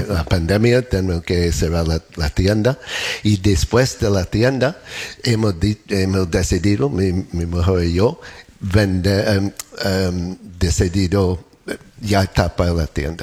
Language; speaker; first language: Spanish; non-native, learner; English